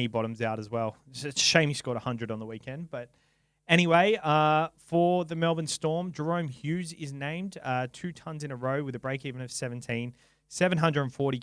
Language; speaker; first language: English; native; English